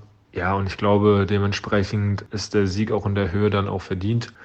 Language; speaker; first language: German; native; German